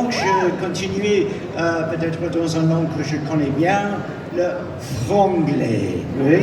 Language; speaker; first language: French; non-native, learner; English